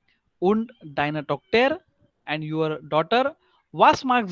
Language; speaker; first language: German; non-native, fluent; Marathi